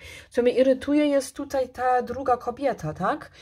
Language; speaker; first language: Polish; early bilingual, heritage; Polish